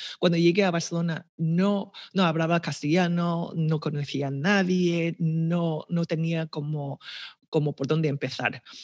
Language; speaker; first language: Spanish; non-native, fluent; Chinese